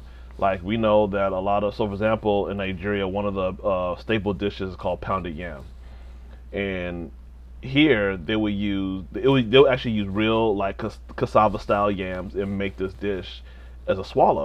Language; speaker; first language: English; native; English